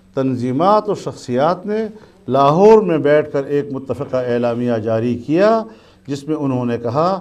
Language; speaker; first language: Urdu; non-native, local second language; Pashto